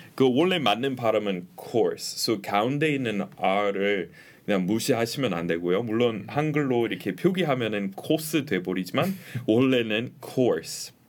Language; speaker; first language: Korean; non-native, fluent; English